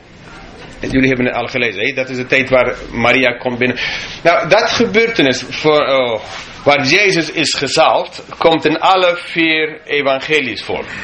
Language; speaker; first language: Dutch; non-native, fluent; English